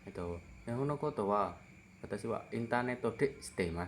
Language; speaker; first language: Japanese; non-native, learner; Indonesian